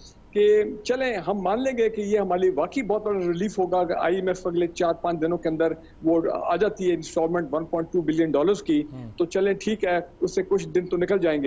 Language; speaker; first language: Urdu; native; Urdu